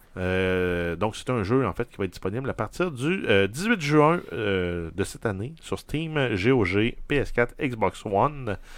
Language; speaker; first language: French; native; French